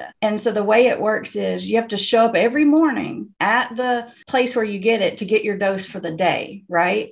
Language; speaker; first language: English; native; English